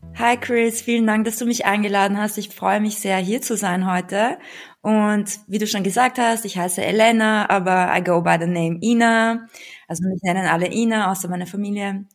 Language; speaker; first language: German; early bilingual, other home language; Bulgarian